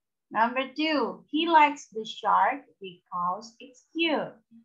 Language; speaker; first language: English; non-native, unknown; Indonesian